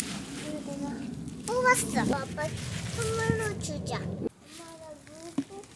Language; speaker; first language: Korean; early bilingual, heritage; Korean